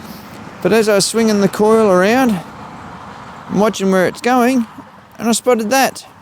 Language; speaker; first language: English; native; English